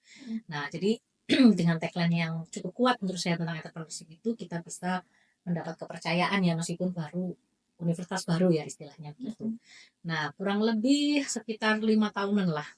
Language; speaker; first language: Indonesian; native; Indonesian